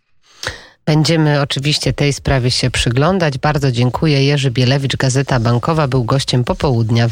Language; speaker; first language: Polish; native; Polish